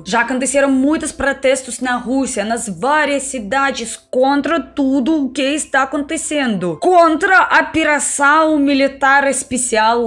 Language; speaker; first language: Portuguese; non-native, fluent; Russian